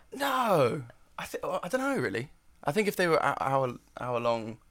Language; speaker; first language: English; native; English